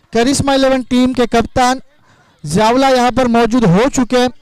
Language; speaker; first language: Hindi; non-native, local second language; Marathi